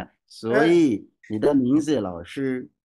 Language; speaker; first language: Chinese; non-native, learner; Swahili